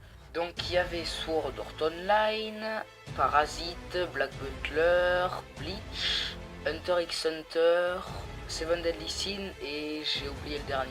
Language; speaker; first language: French; native; French